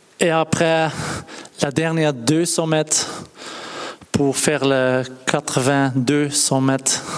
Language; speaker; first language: French; non-native, learner; Dutch